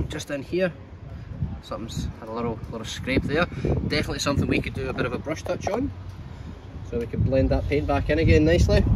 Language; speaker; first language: English; native; English